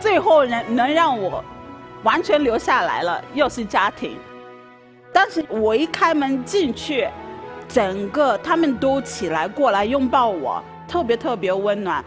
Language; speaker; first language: Chinese; non-native, fluent; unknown